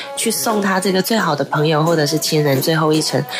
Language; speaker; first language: Chinese; non-native, local second language; Hakka Chinese